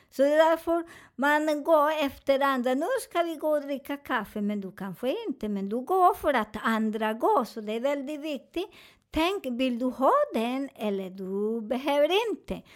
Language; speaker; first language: Swedish; non-native, learner; Spanish